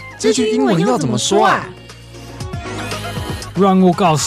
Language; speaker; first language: Chinese; native; Chinese